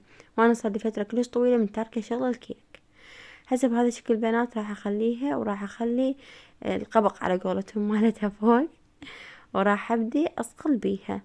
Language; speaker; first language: Arabic; native; Arabic